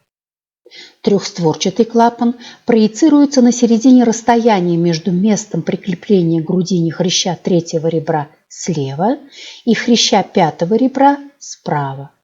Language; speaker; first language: Russian; native; Russian